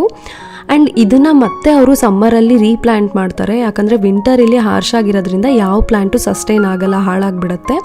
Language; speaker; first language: Kannada; native; Kannada